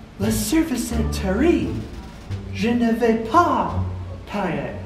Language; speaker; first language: French; non-native, learner; English